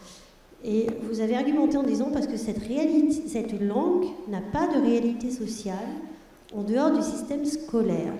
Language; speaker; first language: French; non-native, fluent; German